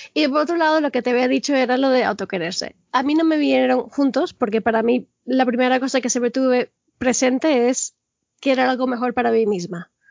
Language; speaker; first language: Spanish; early bilingual, heritage; Spanish